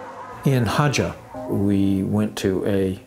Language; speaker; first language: English; native; English